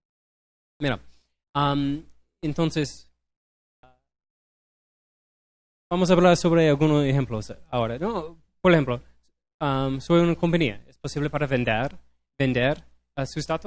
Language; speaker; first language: Spanish; non-native, learner; English